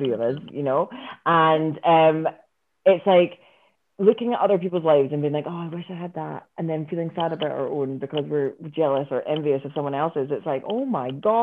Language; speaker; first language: English; native; English